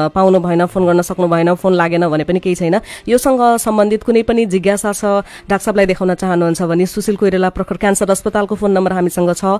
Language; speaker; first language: Nepali; native; Nepali